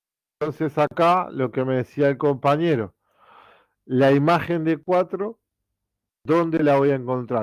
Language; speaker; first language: Spanish; native; Spanish